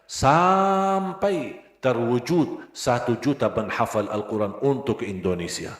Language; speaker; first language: Indonesian; non-native, fluent; Arabic